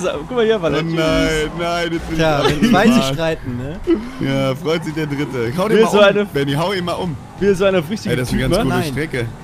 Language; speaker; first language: German; native; German